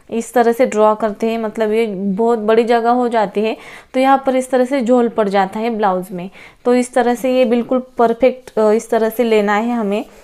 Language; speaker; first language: Hindi; non-native, local second language; Marathi